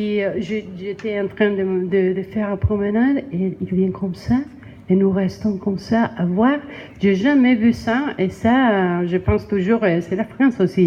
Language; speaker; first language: French; non-native, learner; Spanish